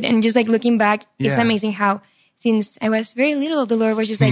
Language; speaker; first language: English; non-native, fluent; Spanish